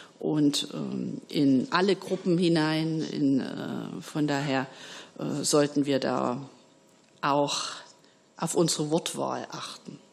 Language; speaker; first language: German; native; German